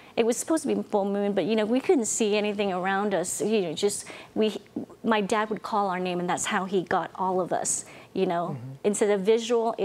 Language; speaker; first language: English; non-native, fluent; Vietnamese